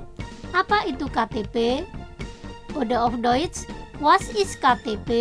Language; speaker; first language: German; non-native, fluent; Indonesian